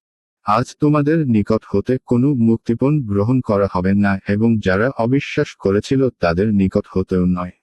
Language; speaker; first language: Bangla; native; Bangla